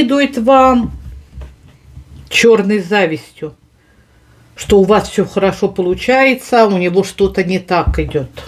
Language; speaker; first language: Russian; native; Russian